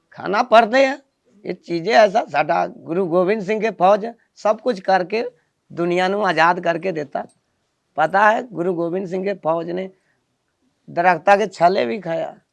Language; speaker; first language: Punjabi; non-native, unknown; Nepali